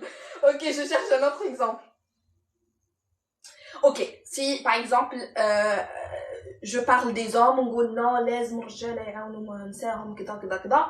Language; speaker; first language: French; non-native, local second language; Arabic